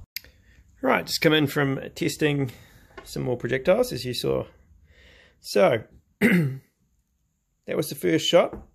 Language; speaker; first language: English; native; English